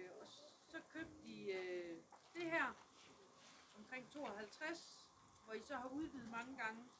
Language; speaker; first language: Danish; native; Danish